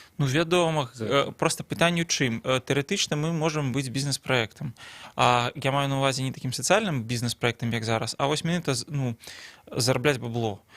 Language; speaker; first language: Belarusian; non-native, local second language; Russian